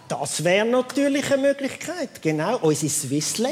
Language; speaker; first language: German; native; German